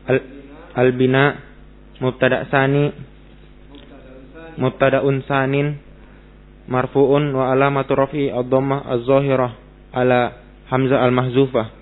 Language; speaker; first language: Arabic; non-native, learner; Indonesian